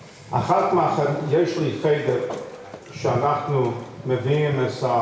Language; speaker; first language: Hebrew; non-native, fluent; English